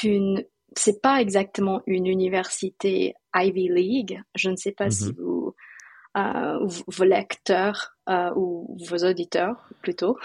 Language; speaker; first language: French; non-native, fluent; English